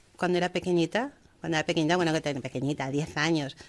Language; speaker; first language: Spanish; early bilingual, heritage; German